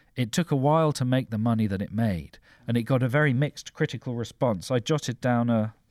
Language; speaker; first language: English; native; English